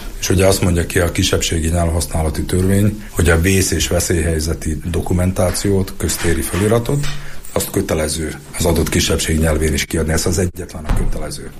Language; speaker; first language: Hungarian; native; Hungarian